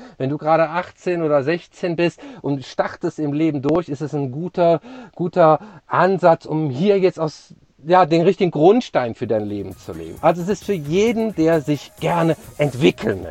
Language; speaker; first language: German; native; German